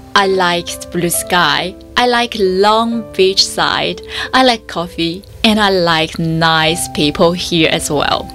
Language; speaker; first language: English; non-native, learner; Chinese